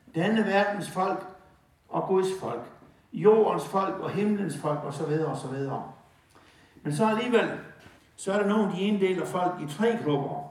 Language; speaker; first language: Danish; native; Danish